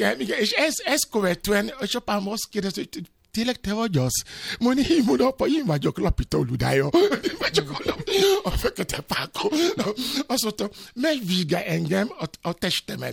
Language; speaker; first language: Hungarian; non-native, fluent; Yoruba